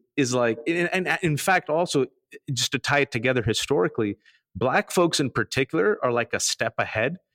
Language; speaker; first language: English; early bilingual, other home language; Urdu